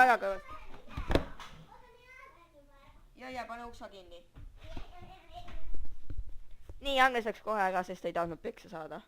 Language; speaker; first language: Estonian; native; Estonian